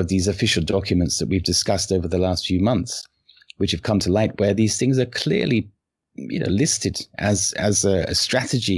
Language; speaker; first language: English; native; English